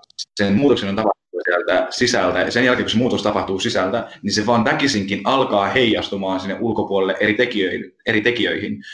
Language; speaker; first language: Finnish; native; Finnish